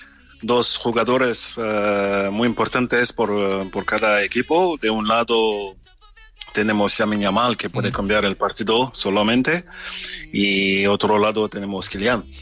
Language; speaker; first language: Spanish; non-native, fluent; French